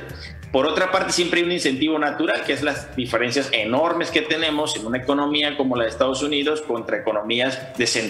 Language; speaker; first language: Spanish; native; Spanish